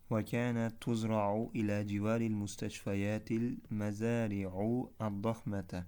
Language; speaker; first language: Arabic; non-native, fluent; Uzbek